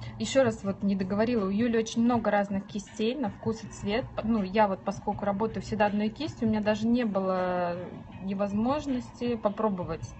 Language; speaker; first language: Russian; native; Russian